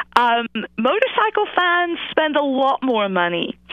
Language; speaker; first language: English; native; English